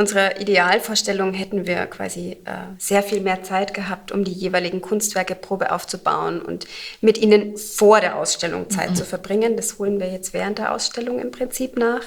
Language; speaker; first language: German; native; German